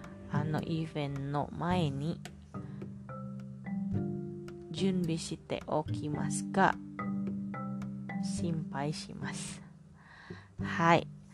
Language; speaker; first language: Japanese; non-native, learner; Indonesian